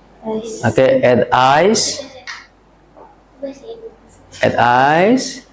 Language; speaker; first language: English; non-native, learner; Indonesian